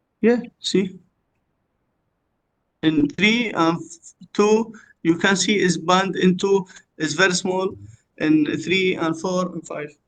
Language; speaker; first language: English; non-native, learner; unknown